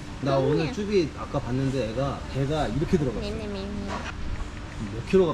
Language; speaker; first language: Korean; native; Korean